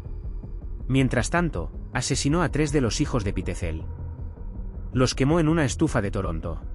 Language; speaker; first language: Spanish; native; Spanish